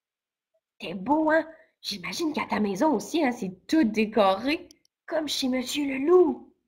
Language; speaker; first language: French; native; French